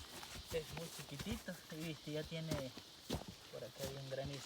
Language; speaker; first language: Spanish; native; Spanish